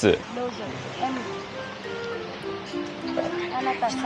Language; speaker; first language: Japanese; non-native, learner; Vietnamese